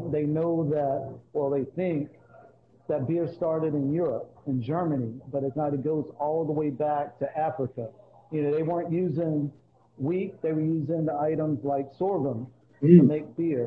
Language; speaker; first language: English; native; English